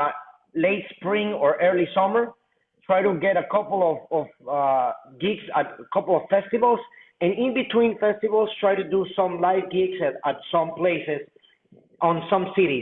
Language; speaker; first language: English; non-native, fluent; Spanish